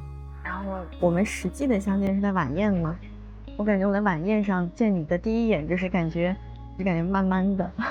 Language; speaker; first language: Chinese; native; Chinese